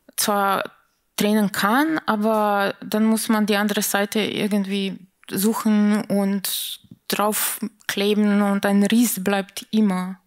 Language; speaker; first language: German; non-native, fluent; Slovenian